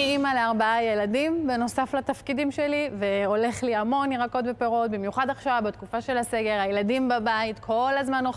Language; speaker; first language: Hebrew; native; Hebrew